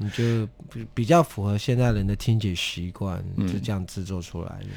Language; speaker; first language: Chinese; non-native, local second language; Amis